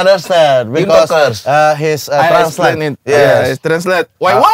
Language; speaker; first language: English; non-native, learner; Indonesian